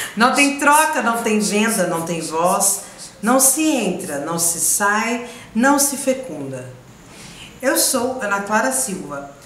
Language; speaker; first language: Portuguese; native; Portuguese